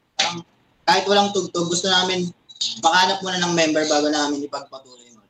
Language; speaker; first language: Filipino; native; Filipino